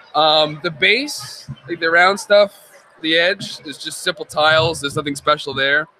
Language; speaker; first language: English; native; English